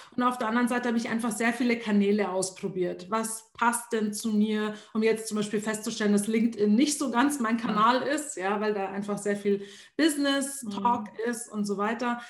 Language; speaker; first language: German; early bilingual, other home language; Arabic